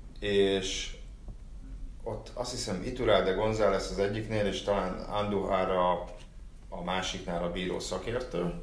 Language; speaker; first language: Hungarian; native; Hungarian